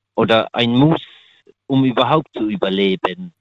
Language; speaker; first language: German; native; German